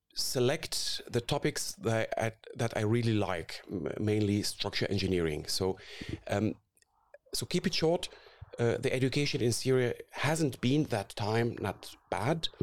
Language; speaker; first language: English; non-native, fluent; Arabic